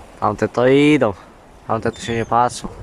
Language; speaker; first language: Polish; native; Polish